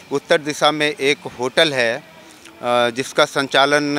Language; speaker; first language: Hindi; native; Hindi